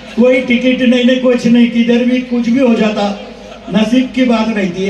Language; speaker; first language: Hindi; non-native, local second language; Marathi